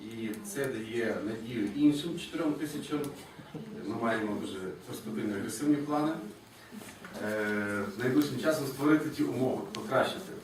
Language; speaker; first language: Ukrainian; native; Ukrainian